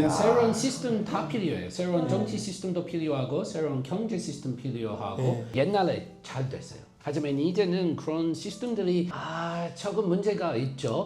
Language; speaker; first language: Korean; non-native, fluent; English